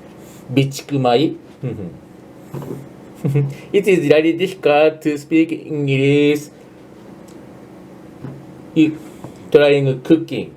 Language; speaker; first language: English; non-native, learner; Japanese